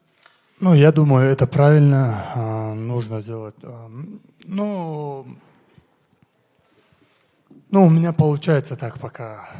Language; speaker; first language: Russian; non-native, local second language; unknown